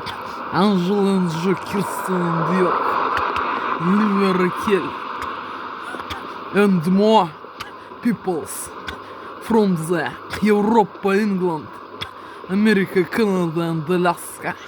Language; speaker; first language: English; non-native, learner; Russian